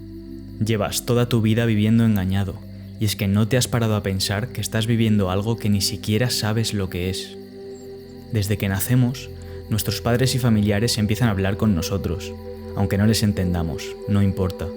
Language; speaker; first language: Spanish; native; Spanish